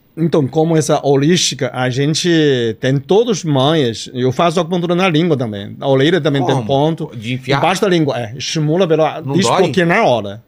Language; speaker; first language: Portuguese; non-native, fluent; Chinese